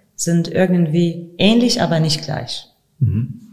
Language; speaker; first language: German; non-native, fluent; Arabic